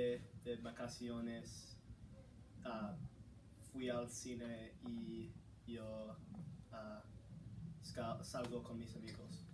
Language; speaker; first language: Spanish; non-native, learner; English